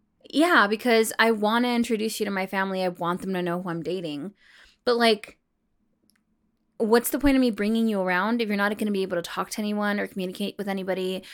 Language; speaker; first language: English; early bilingual, other home language; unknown